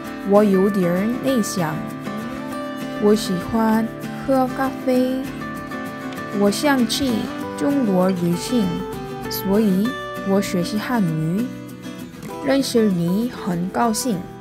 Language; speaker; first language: Chinese; non-native, learner; Korean